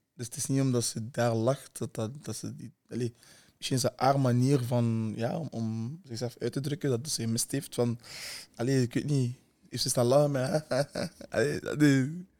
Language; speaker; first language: Dutch; native; Dutch